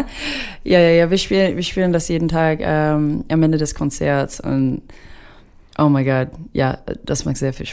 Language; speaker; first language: German; non-native, fluent; English